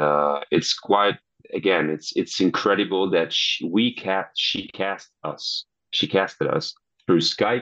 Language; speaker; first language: English; non-native, fluent; Italian